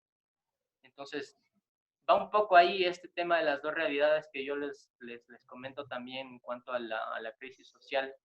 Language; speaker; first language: Spanish; native; Spanish